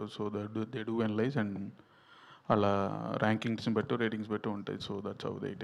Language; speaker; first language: Telugu; native; Telugu